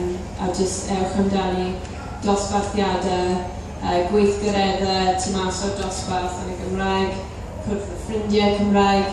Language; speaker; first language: Welsh; non-native, fluent; English